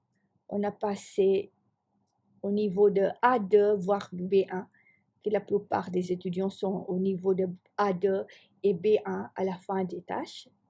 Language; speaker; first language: French; non-native, fluent; Malay